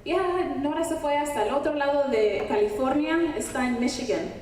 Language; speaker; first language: Spanish; early bilingual, heritage; Spanish